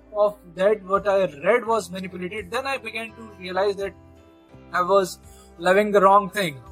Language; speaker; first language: English; non-native, local second language; Hindi